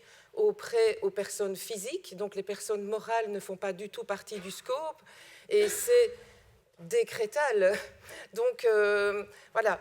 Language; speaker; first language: French; native; French